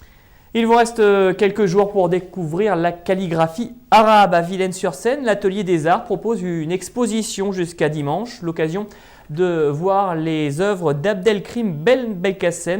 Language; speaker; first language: French; native; French